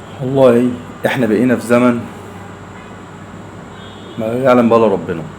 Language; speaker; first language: Arabic; native; Arabic